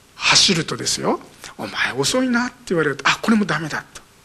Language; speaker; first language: Japanese; native; Japanese